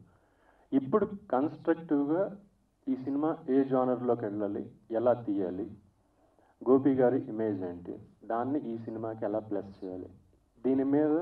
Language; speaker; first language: Telugu; native; Telugu